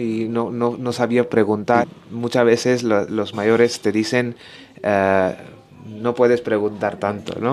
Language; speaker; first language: Spanish; non-native, learner; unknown